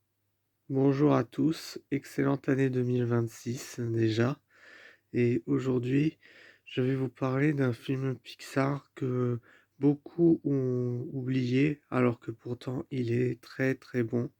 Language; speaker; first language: French; native; French